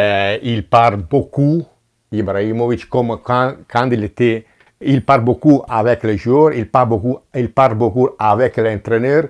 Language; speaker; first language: French; non-native, fluent; Italian